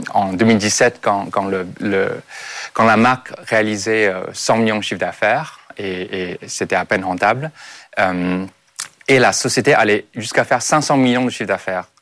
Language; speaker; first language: French; non-native, fluent; Chinese